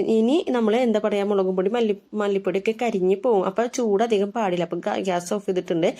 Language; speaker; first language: Malayalam; native; Malayalam